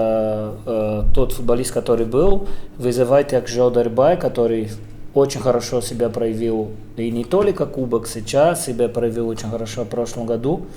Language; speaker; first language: Russian; non-native, fluent; Portuguese